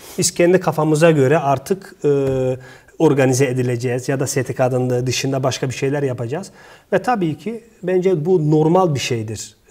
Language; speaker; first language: Turkish; early bilingual, heritage; Turkish